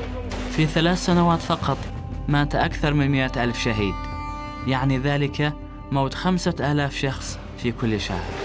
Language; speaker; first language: Arabic; native; Arabic